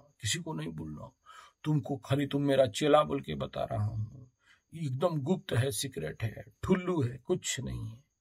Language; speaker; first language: Hindi; native; Hindi